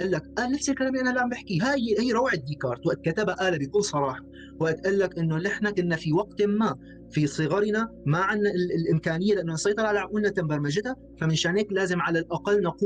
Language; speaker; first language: Arabic; native; Arabic